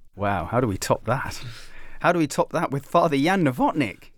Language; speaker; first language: English; native; English